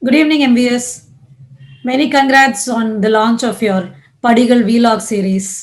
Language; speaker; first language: English; non-native, local second language; Tamil